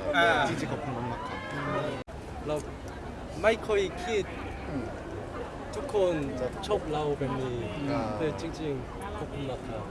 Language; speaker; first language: Thai; non-native, learner; Korean